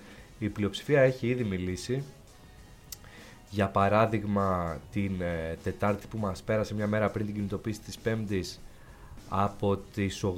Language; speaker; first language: Greek; native; Greek